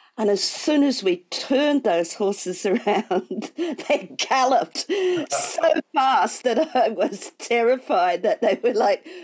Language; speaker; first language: English; native; English